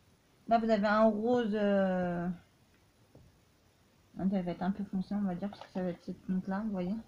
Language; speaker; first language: French; native; French